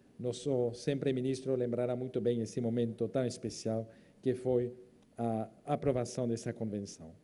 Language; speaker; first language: Portuguese; non-native, fluent; French